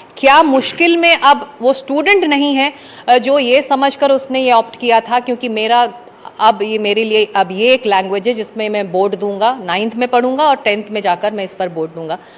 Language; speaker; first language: Hindi; native; Hindi